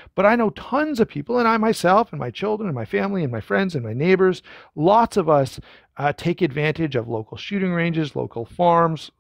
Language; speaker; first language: English; native; English